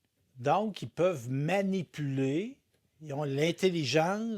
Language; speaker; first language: French; native; French